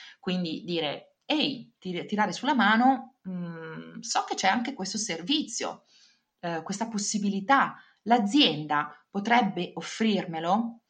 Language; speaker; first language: Italian; native; Italian